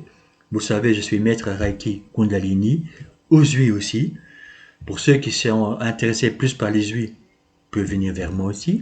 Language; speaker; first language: French; native; French